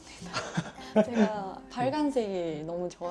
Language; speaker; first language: Korean; non-native, fluent; Japanese